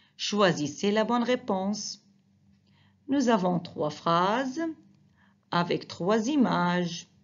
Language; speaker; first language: French; non-native, fluent; Arabic